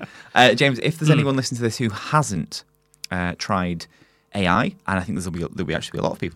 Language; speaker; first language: English; native; English